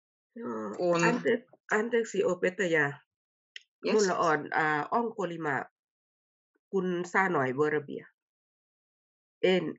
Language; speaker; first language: Finnish; non-native, learner; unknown